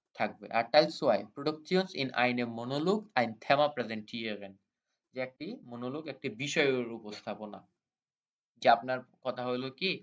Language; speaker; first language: Bangla; native; Bangla